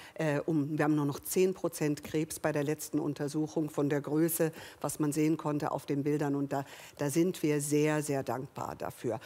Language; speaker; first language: German; early bilingual, other home language; English